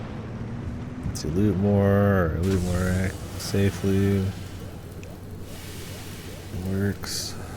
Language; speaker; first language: English; native; English